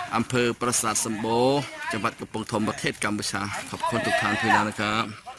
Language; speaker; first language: Thai; non-native, local second language; Khmer